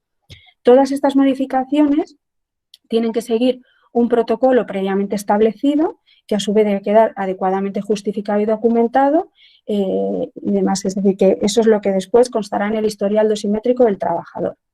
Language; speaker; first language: Spanish; native; Spanish